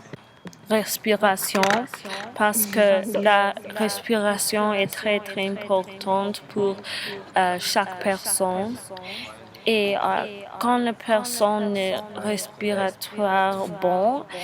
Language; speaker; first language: French; non-native, learner; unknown